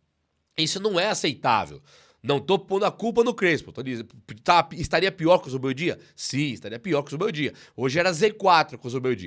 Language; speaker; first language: Portuguese; native; Portuguese